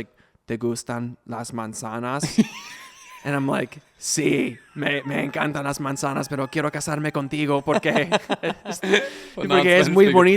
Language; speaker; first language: Spanish; non-native, learner; English